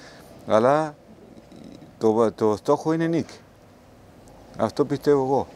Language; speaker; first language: Greek; non-native, learner; Spanish